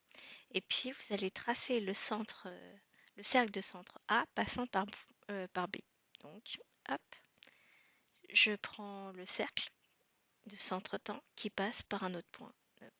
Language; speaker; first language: French; native; French